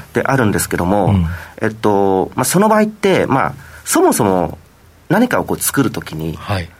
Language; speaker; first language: Japanese; non-native, fluent; Vietnamese